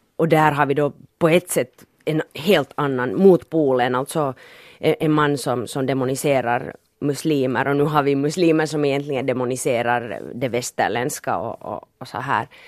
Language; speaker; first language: Swedish; native; Swedish